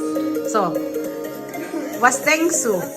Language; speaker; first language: German; non-native, learner; Indonesian